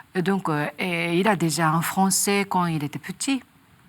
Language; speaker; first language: French; non-native, learner; Japanese